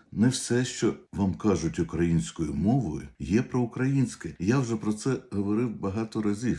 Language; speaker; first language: Ukrainian; non-native, local second language; Russian